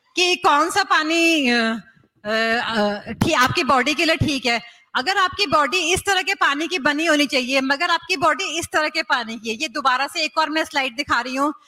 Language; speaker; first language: Hindi; native; Hindi